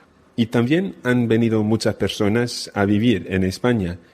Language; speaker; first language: Spanish; non-native, fluent; English